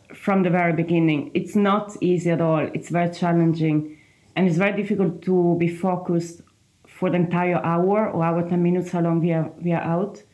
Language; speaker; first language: English; non-native, fluent; Italian